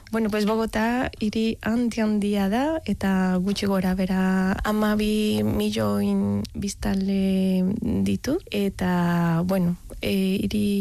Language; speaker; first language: Basque; non-native, learner; Spanish